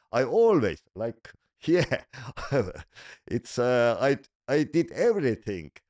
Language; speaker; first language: English; non-native, learner; Estonian